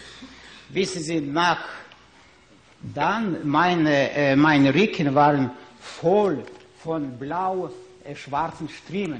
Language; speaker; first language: German; non-native, learner; Ukrainian